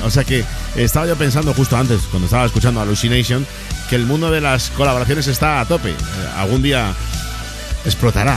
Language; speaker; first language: Spanish; native; Spanish